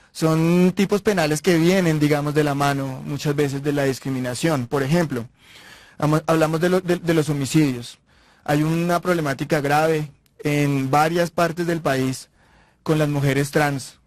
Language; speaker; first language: Spanish; native; Spanish